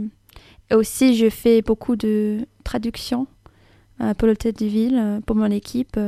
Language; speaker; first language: French; non-native, fluent; English